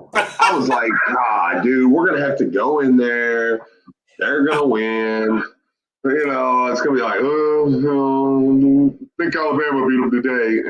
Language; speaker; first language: English; native; English